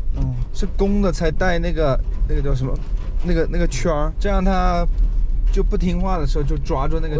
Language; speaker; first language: Chinese; non-native, fluent; English